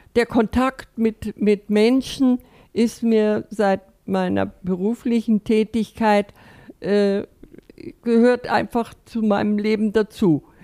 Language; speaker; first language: German; native; German